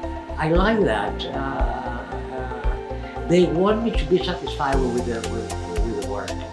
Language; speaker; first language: English; non-native, local second language; Spanish